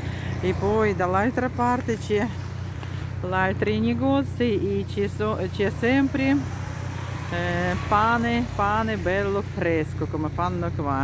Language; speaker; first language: Italian; non-native, fluent; Russian